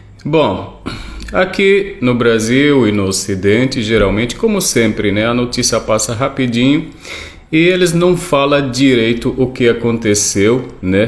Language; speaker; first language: Portuguese; non-native, fluent; Arabic